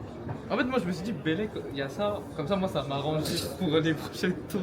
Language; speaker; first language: French; native; French